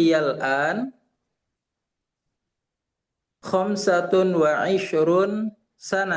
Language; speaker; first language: Arabic; non-native, learner; Indonesian